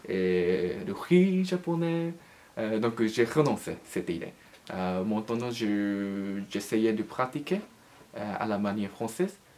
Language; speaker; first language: French; non-native, learner; Japanese